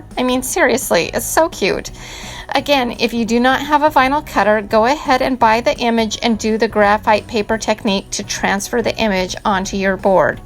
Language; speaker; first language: English; native; English